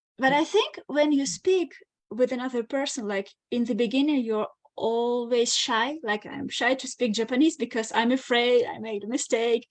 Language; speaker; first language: English; non-native, fluent; Russian